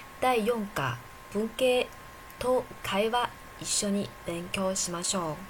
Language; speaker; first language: Japanese; non-native, fluent; Chinese